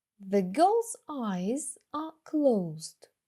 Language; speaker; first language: English; non-native, fluent; Ukrainian